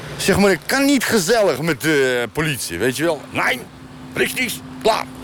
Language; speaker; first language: Dutch; non-native, learner; Ukrainian